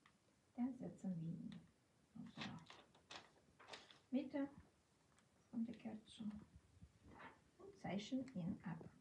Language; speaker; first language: German; non-native, fluent; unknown